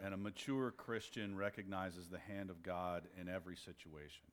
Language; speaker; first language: English; native; English